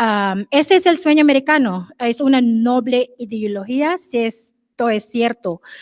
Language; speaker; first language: Spanish; non-native, fluent; English